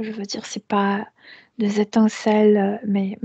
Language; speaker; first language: French; non-native, fluent; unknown